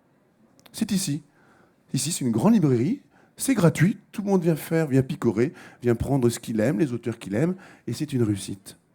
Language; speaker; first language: French; native; French